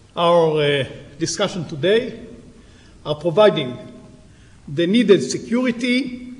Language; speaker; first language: English; non-native, fluent; Hebrew